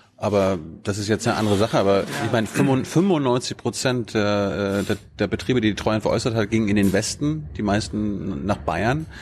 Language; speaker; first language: German; native; German